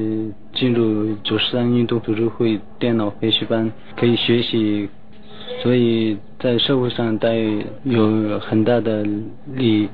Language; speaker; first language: Chinese; non-native, local second language; Tibetan